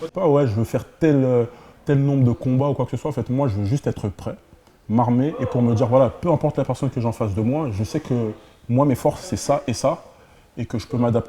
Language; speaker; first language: French; native; French